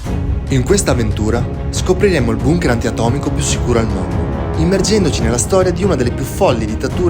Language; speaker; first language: Italian; native; Italian